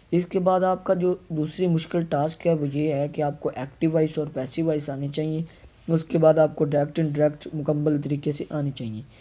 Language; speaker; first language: Urdu; native; Urdu